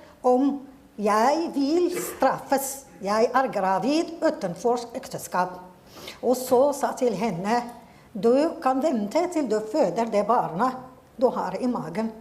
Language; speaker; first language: Norwegian; non-native, fluent; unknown